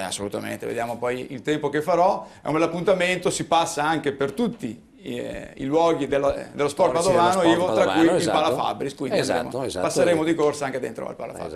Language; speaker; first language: Italian; native; Italian